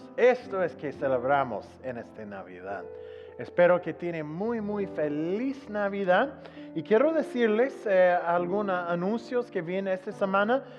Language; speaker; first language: Spanish; non-native, fluent; English